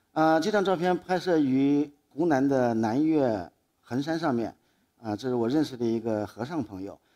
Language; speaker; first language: Chinese; native; Chinese